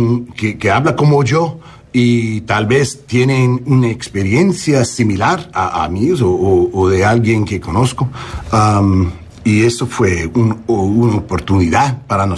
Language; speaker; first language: Spanish; early bilingual, heritage; English